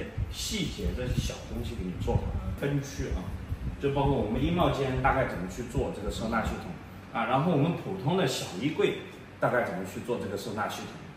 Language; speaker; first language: Chinese; native; Chinese